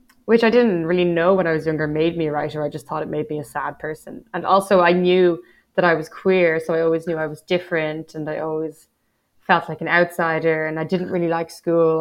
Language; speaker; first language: English; native; English